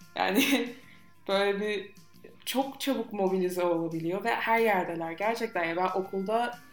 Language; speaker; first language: Turkish; non-native, fluent; English